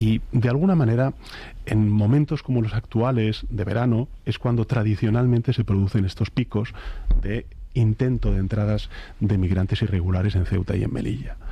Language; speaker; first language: Spanish; native; Spanish